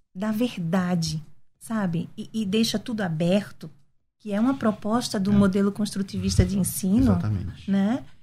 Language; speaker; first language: Portuguese; native; Portuguese